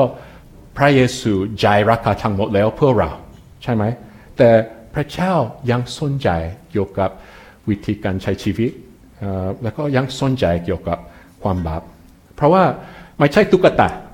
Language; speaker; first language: Thai; non-native, fluent; English